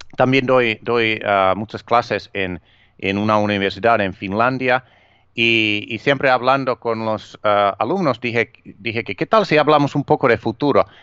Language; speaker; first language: Spanish; non-native, fluent; Finnish